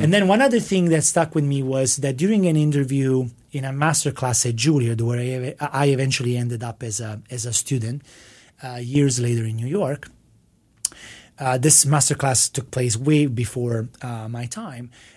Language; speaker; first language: English; non-native, fluent; Italian